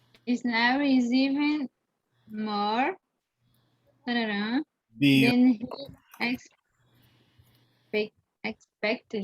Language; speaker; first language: English; non-native, learner; Portuguese